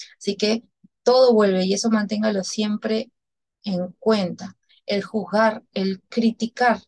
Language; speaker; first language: Spanish; native; Spanish